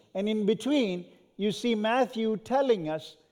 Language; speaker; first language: English; non-native, local second language; Malayalam